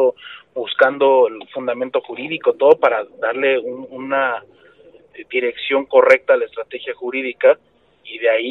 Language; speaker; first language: Spanish; native; Spanish